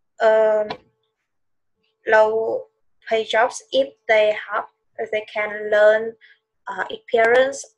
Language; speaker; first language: English; non-native, learner; Vietnamese